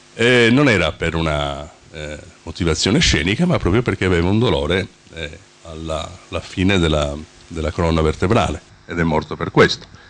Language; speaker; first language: Italian; native; Italian